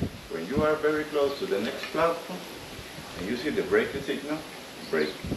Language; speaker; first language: English; non-native, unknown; Spanish